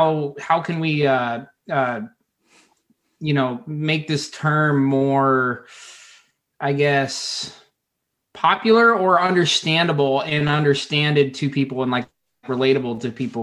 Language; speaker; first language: English; native; English